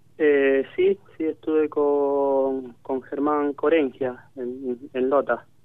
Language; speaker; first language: Spanish; native; Spanish